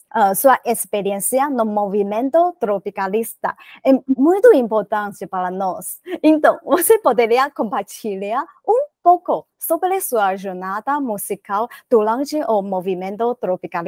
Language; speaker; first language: Portuguese; non-native, learner; Chinese